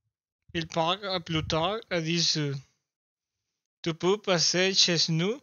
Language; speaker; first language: French; non-native, learner; Spanish